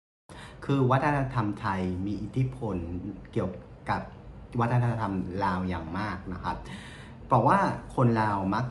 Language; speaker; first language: Thai; non-native, fluent; Vietnamese